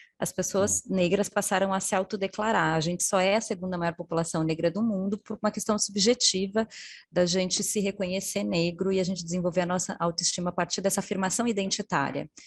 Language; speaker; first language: Portuguese; native; Portuguese